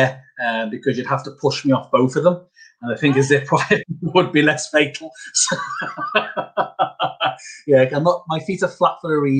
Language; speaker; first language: English; native; English